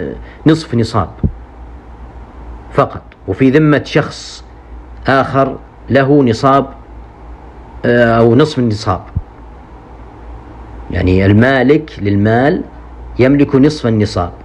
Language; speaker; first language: Arabic; native; Arabic